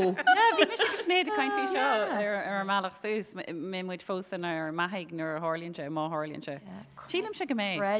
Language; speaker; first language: Irish; native; Irish